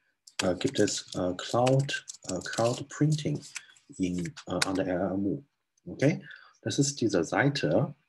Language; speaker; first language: German; non-native, fluent; Chinese